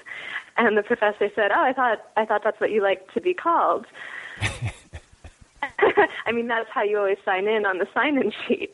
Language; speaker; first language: English; native; English